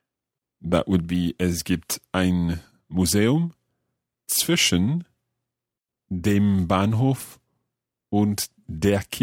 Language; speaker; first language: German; non-native, learner; English